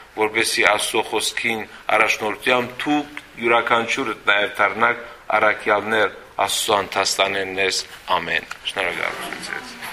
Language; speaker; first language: Armenian; early bilingual, heritage; Armenian